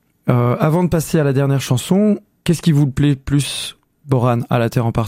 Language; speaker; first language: French; native; French